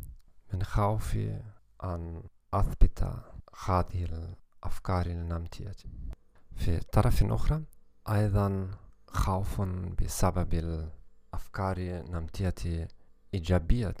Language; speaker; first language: Arabic; non-native, learner; German